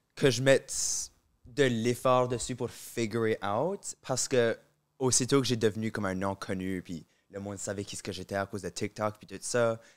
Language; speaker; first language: French; native; French